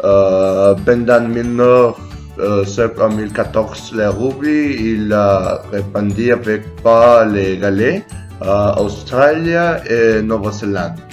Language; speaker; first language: French; non-native, learner; Spanish